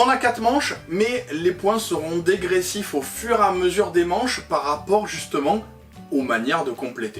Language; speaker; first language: French; native; French